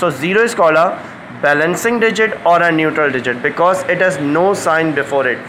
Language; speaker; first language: English; non-native, local second language; Hindi